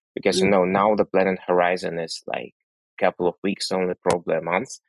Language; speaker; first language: English; non-native, fluent; Russian